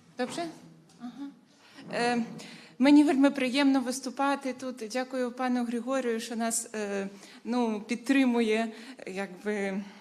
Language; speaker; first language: Ukrainian; native; Ukrainian